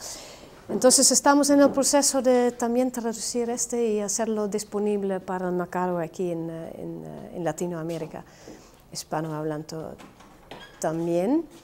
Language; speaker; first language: Spanish; non-native, fluent; Dutch